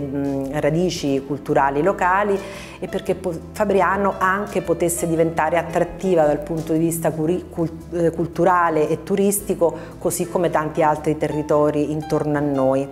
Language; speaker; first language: Italian; native; Italian